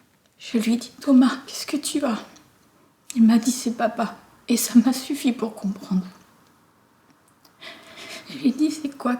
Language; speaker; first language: French; native; French